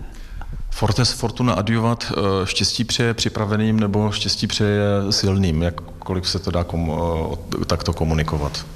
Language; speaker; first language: Czech; native; Czech